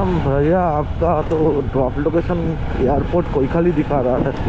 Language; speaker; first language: Hindi; non-native, local second language; Bangla